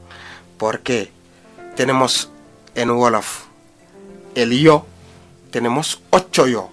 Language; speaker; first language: Spanish; non-native, fluent; Wolof